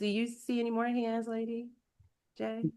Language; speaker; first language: English; native; English